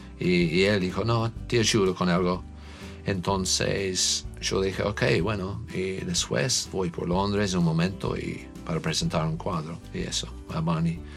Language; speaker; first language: Spanish; non-native, learner; English